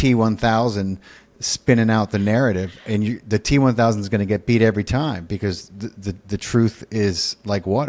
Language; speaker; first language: English; native; English